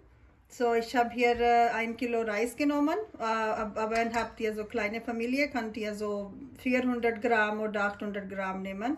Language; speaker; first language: German; non-native, learner; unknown